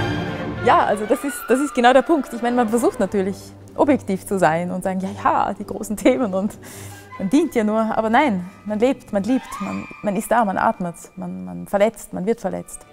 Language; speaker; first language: German; native; German